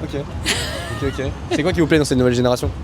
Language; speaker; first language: French; native; French